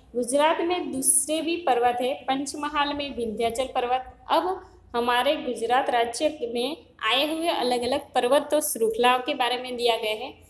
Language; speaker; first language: Hindi; non-native, local second language; Gujarati